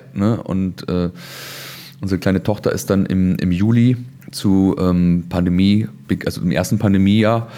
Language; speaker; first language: German; native; German